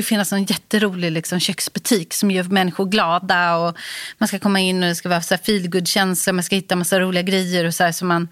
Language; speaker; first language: Swedish; native; Swedish